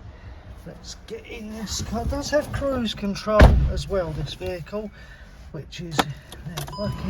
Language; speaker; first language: English; native; English